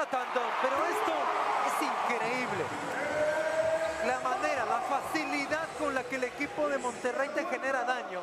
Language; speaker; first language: Spanish; native; Spanish